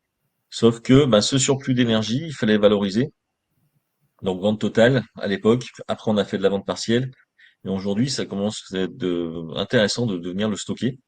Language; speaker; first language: French; native; French